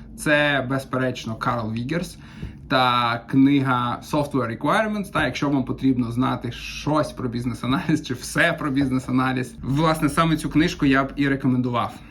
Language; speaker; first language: Ukrainian; non-native, local second language; Russian